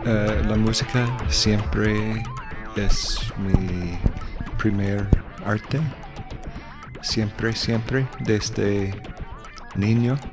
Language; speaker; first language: Spanish; non-native, fluent; English